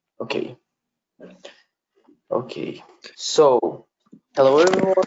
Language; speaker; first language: English; non-native, learner; Portuguese